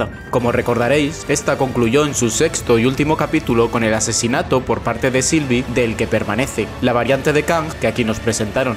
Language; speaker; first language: Spanish; native; Spanish